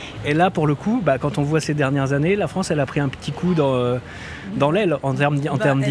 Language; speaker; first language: French; native; French